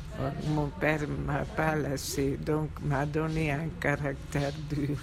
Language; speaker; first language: French; non-native, fluent; Hungarian